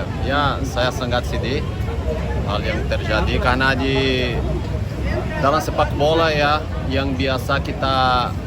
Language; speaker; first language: Indonesian; non-native, fluent; Portuguese